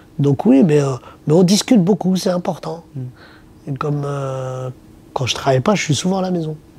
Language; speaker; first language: French; early bilingual, other home language; Arabic